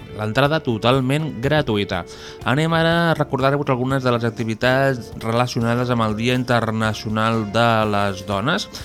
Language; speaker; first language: Catalan; native; Catalan